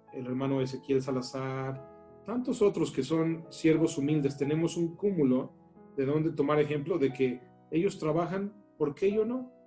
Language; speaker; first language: Spanish; native; Spanish